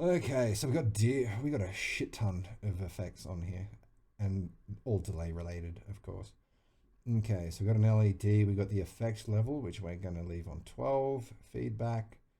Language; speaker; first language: English; native; English